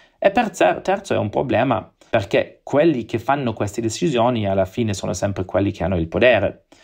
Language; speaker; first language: Italian; non-native, fluent; German